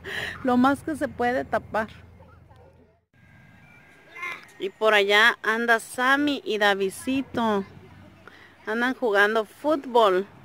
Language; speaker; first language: Spanish; native; Spanish